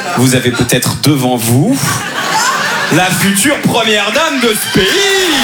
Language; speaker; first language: French; native; French